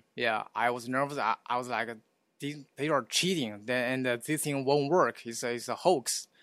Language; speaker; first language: English; non-native, fluent; Chinese